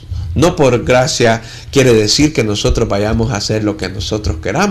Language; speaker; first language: Spanish; native; Spanish